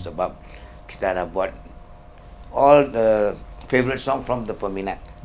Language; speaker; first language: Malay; non-native, local second language; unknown